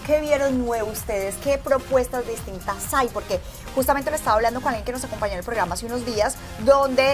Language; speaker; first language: Spanish; native; Spanish